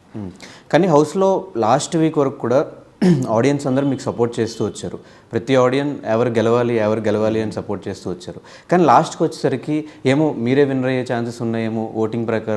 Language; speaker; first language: Telugu; native; Telugu